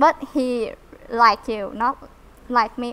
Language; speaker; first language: English; non-native, learner; Vietnamese